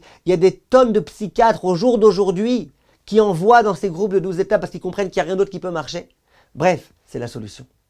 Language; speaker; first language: French; native; French